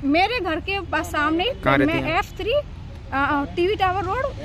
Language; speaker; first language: Hindi; native; Hindi